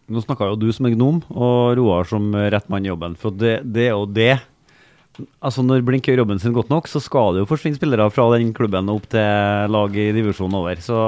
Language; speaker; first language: Norwegian; native; Norwegian